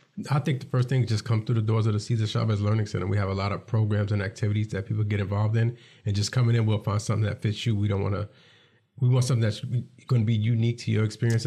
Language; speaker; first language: English; native; English